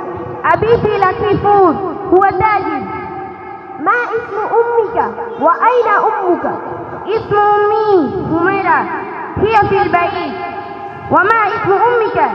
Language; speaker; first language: Arabic; non-native, learner; Bangla